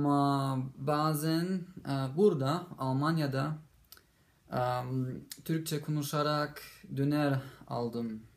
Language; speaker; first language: Turkish; non-native, learner; German